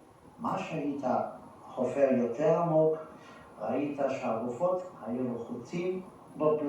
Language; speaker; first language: Hebrew; non-native, fluent; Yiddish